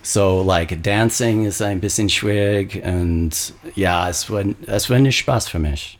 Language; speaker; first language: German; non-native, learner; English